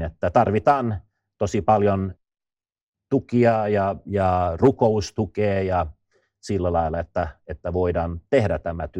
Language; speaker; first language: Finnish; non-native, fluent; Swedish